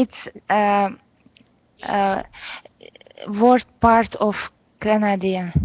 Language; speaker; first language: English; non-native, learner; Russian